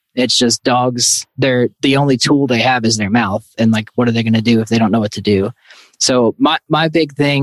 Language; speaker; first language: English; native; English